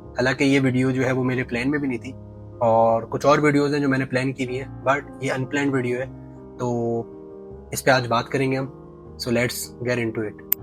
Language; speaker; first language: Urdu; native; Urdu